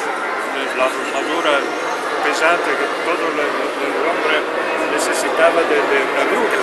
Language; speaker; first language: Spanish; non-native, learner; Italian